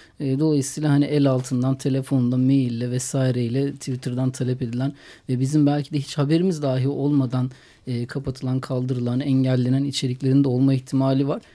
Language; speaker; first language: Turkish; native; Turkish